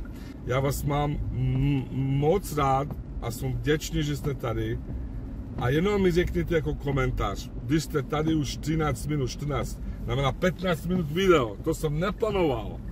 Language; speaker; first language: Czech; non-native, fluent; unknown